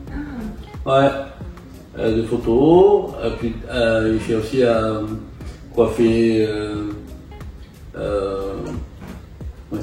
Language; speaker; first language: French; non-native, fluent; Japanese